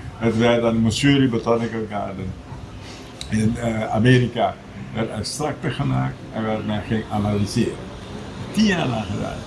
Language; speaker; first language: Dutch; native; Dutch